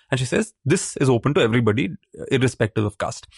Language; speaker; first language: English; non-native, local second language; Malayalam